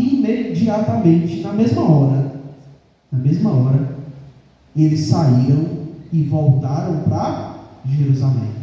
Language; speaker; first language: Portuguese; native; Portuguese